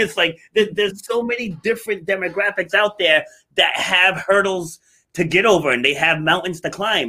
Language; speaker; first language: English; native; English